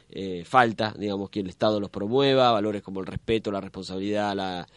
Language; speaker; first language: Spanish; native; Spanish